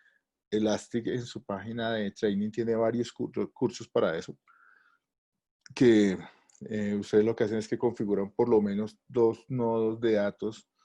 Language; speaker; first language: Spanish; native; Spanish